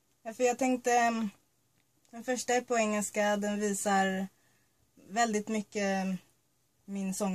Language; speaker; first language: Swedish; early bilingual, other home language; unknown